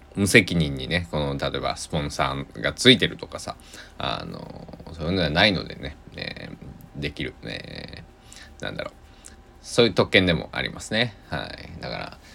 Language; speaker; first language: Japanese; native; Japanese